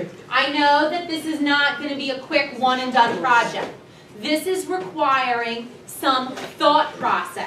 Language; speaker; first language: English; native; English